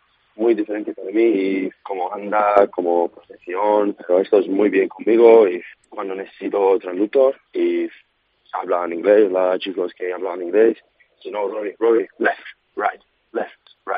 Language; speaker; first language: Spanish; non-native, learner; English